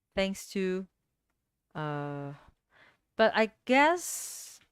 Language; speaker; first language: English; non-native, fluent; Vietnamese